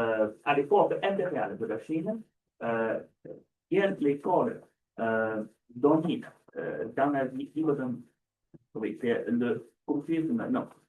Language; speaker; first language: French; non-native, learner; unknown